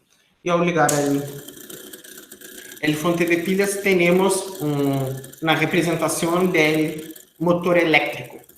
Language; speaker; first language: Spanish; non-native, fluent; Portuguese